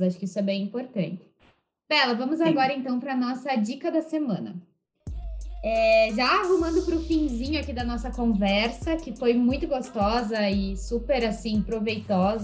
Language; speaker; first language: Portuguese; native; Portuguese